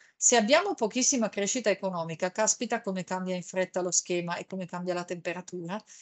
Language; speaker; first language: Italian; native; Italian